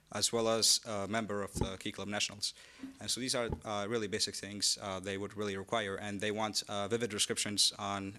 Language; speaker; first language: English; non-native, fluent; Amharic